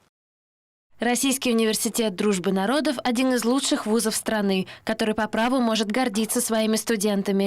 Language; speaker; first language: Russian; native; Russian